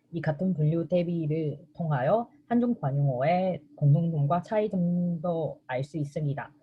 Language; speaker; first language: Korean; non-native, fluent; Chinese